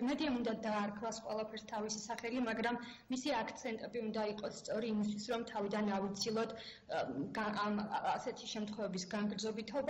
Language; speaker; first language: Georgian; native; Georgian